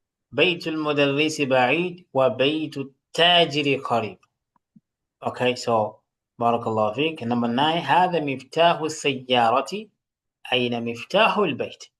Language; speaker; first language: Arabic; non-native, fluent; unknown